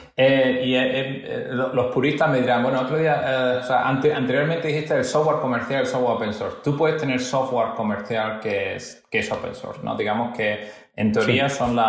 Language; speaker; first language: Spanish; native; Spanish